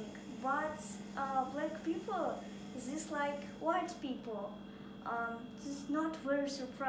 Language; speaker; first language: English; non-native, learner; Russian